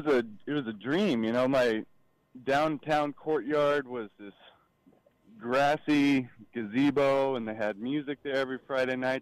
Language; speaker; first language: English; native; English